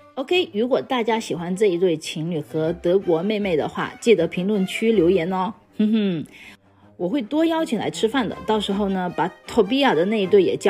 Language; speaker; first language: Chinese; non-native, local second language; Cantonese